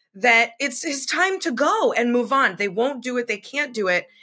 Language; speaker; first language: English; native; English